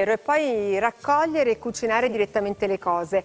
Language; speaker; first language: Italian; native; Italian